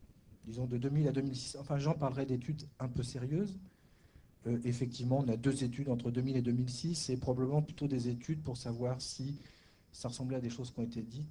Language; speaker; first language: French; native; French